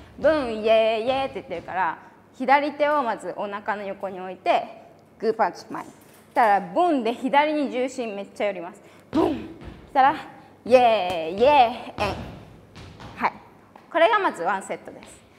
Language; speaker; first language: Japanese; native; Japanese